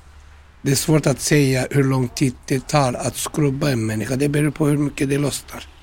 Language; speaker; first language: Swedish; non-native, fluent; Turkish